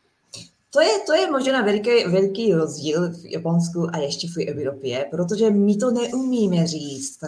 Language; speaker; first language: Czech; non-native, learner; Japanese